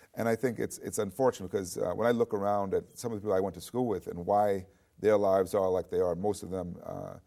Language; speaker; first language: English; native; English